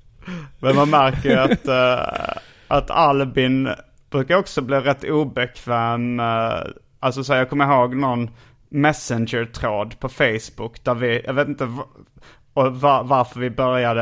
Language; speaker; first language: Swedish; native; Swedish